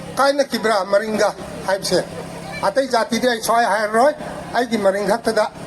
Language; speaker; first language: Manipuri; non-native, local second language; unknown